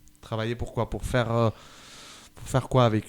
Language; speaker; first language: French; native; French